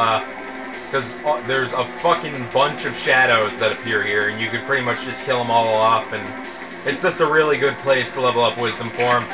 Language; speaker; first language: English; native; English